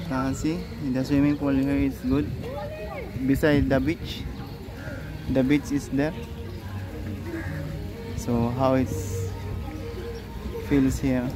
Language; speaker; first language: English; non-native, local second language; Filipino